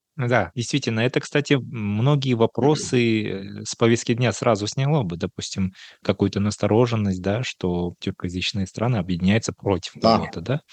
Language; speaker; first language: Russian; non-native, local second language; Kazakh